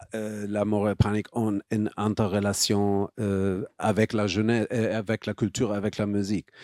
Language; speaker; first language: French; non-native, fluent; German